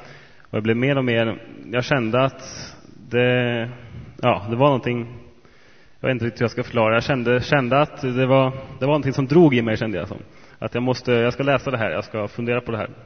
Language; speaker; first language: Swedish; native; Swedish